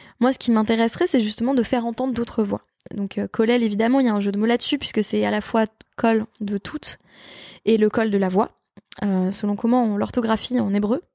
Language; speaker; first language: French; native; French